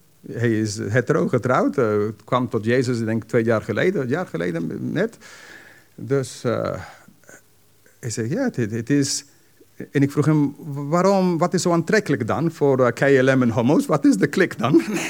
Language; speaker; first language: Dutch; non-native, fluent; English